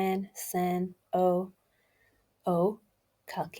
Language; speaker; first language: Turkish; non-native, learner; English